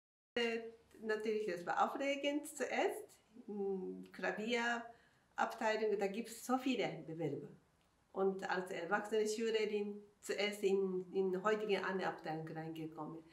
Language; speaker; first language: German; non-native, fluent; Japanese